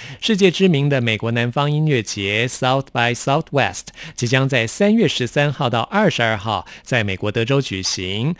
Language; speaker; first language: Chinese; native; Chinese